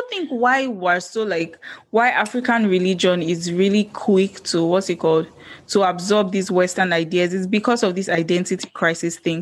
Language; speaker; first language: English; non-native, local second language; Yoruba